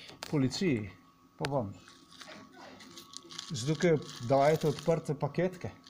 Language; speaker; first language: Slovenian; native; Slovenian